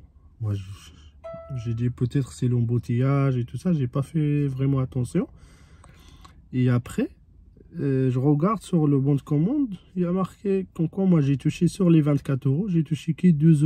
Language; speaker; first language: French; non-native, fluent; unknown